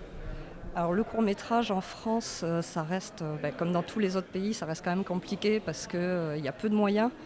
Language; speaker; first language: French; native; French